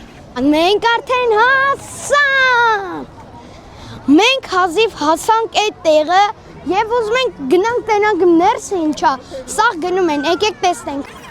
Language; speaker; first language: Armenian; early bilingual, heritage; Armenian